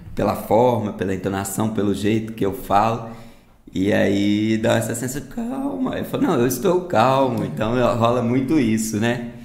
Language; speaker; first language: Portuguese; non-native, fluent; Korean